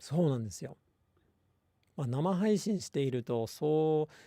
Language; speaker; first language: Japanese; non-native, fluent; English